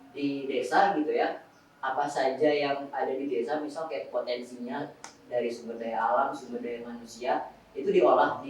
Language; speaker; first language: Indonesian; native; Indonesian